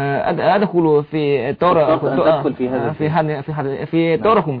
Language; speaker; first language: Arabic; non-native, learner; Chinese